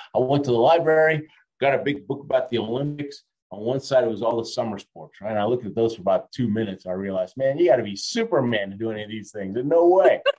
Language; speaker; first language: English; early bilingual, other home language; Spanish